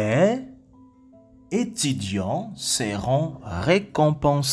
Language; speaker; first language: French; non-native, fluent; Portuguese